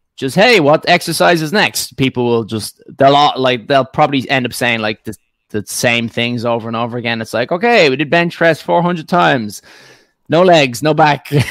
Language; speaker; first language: English; native; English